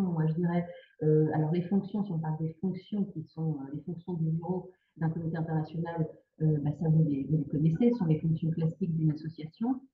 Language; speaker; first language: French; native; French